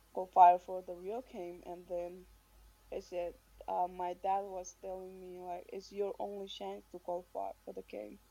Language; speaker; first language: English; non-native, fluent; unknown